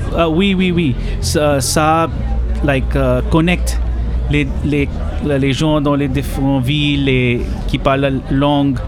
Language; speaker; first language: French; non-native, learner; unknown